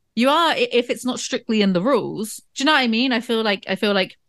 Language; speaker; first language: English; native; English